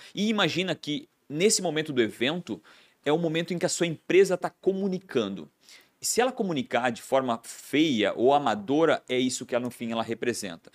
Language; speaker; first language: Portuguese; native; Portuguese